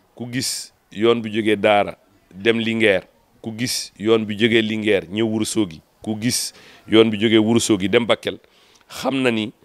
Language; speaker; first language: French; non-native, local second language; Fula